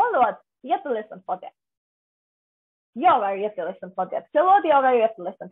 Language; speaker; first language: Swedish; non-native, learner; Bangla